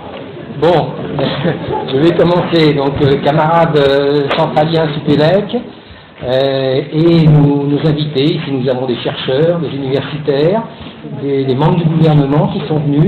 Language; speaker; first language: French; native; French